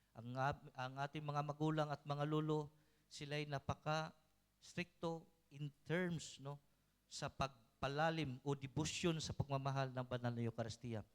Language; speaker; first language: Filipino; non-native, local second language; Cebuano